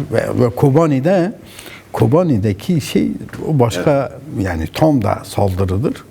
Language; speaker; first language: Turkish; non-native, local second language; Kurdish